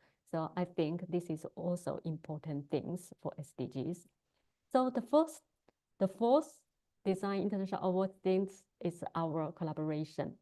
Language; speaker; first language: English; non-native, learner; Chinese